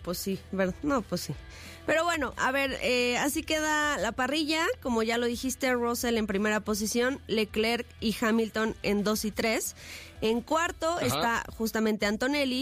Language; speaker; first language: Spanish; native; Spanish